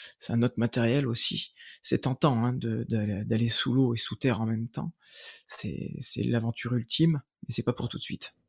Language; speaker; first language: French; native; French